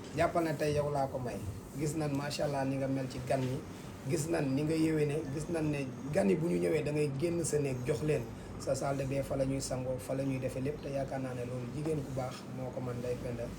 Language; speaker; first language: Wolof; native; Wolof